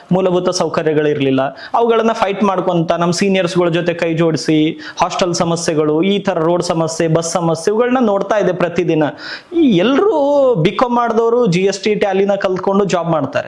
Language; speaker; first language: Kannada; native; Kannada